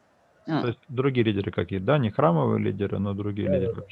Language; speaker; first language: Russian; native; Russian